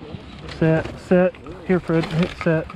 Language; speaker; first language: English; native; English